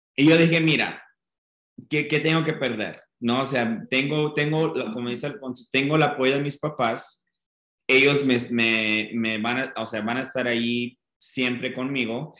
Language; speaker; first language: Spanish; non-native, fluent; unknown